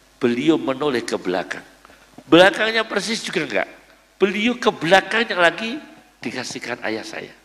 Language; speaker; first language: Indonesian; native; Indonesian